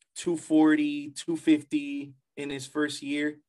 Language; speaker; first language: English; early bilingual, other home language; Spanish